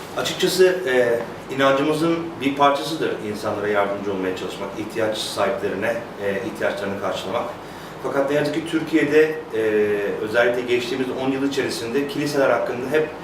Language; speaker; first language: Turkish; native; Turkish